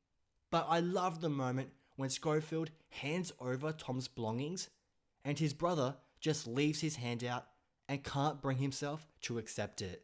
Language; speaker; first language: English; native; English